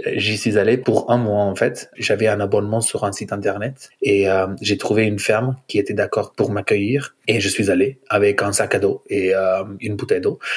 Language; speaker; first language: French; non-native, fluent; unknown